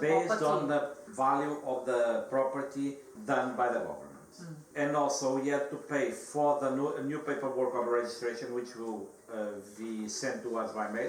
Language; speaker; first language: English; non-native, fluent; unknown